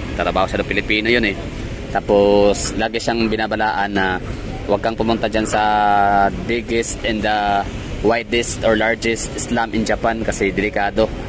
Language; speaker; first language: Filipino; non-native, local second language; Cebuano